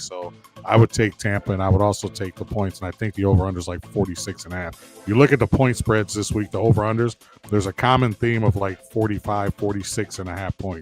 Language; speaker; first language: English; native; English